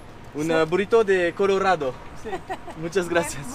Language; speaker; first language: Spanish; non-native, learner; French